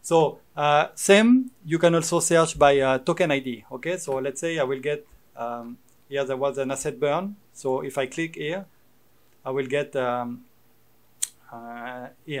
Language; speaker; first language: English; non-native, fluent; French